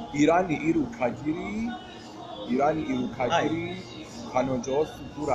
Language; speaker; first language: Japanese; non-native, fluent; Persian